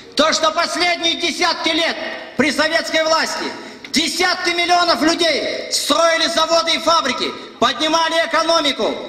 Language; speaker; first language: Russian; non-native, local second language; Kazakh